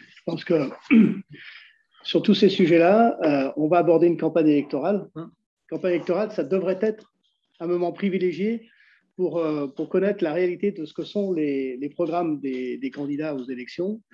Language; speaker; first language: French; native; French